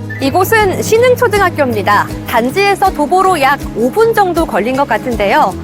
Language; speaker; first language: Korean; native; Korean